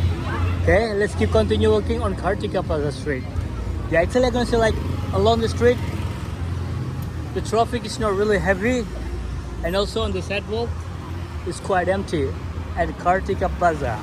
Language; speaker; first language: English; non-native, learner; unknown